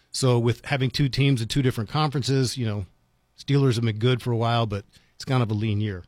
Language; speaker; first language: English; native; English